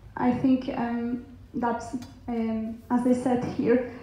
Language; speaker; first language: English; non-native, fluent; Basque